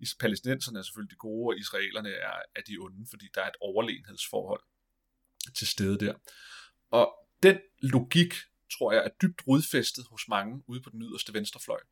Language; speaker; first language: Danish; native; Danish